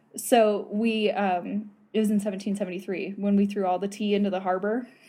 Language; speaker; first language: English; native; English